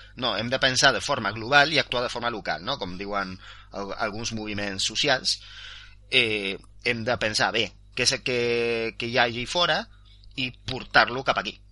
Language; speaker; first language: Catalan; non-native, local second language; Spanish